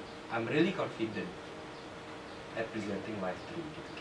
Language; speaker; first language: English; non-native, fluent; Indonesian